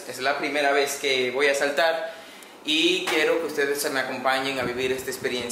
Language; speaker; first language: Spanish; native; Spanish